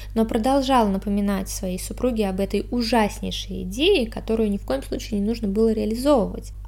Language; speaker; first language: Russian; native; Russian